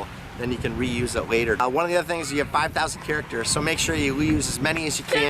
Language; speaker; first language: English; native; English